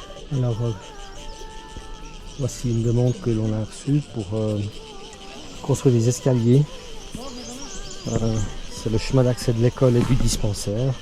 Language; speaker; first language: French; native; French